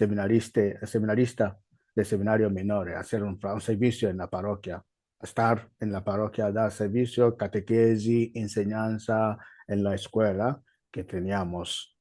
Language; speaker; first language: Spanish; non-native, learner; Igbo